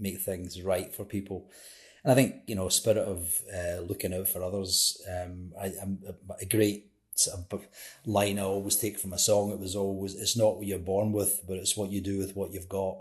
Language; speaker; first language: English; native; English